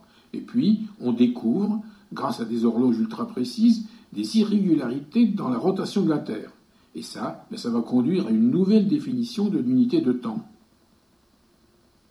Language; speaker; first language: French; native; French